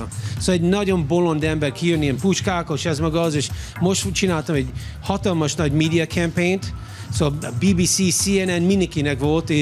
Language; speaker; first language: Hungarian; early bilingual, heritage; English